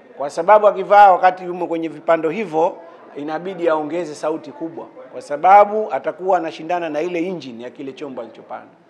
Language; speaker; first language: Swahili; native; Swahili